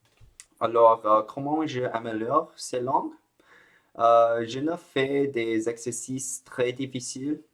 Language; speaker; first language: French; non-native, learner; English